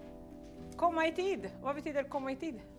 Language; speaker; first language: Swedish; non-native, fluent; Arabic